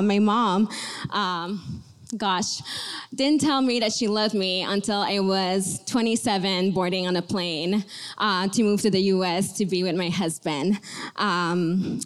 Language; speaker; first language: English; native; English